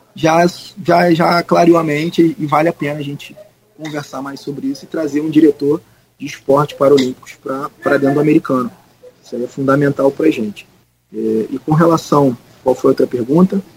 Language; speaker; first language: Portuguese; native; Portuguese